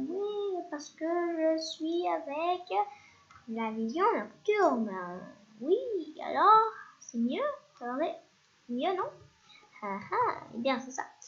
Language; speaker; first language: French; non-native, fluent; Spanish